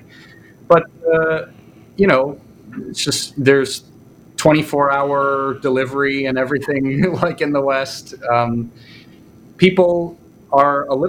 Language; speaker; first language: English; native; English